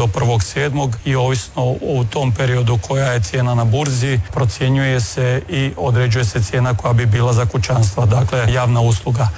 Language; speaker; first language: Croatian; native; Croatian